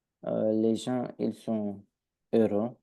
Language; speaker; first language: French; non-native, learner; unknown